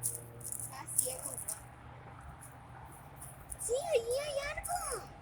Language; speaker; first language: Spanish; native; Spanish